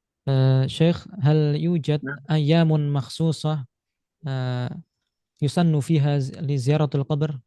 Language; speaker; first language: Arabic; non-native, fluent; Indonesian